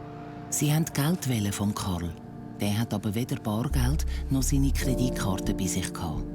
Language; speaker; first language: German; native; German